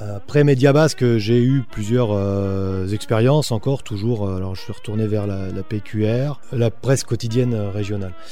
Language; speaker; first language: French; native; French